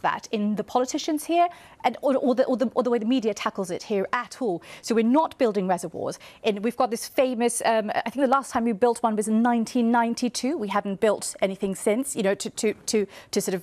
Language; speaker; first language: English; non-native, local second language; Bangla